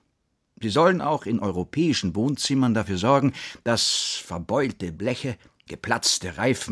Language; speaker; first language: German; native; German